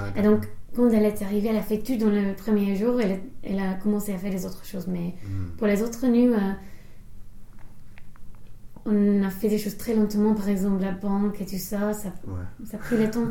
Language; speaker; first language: French; non-native, fluent; English